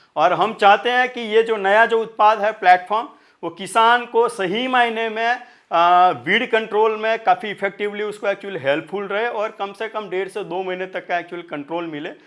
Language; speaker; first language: Hindi; non-native, local second language; Marathi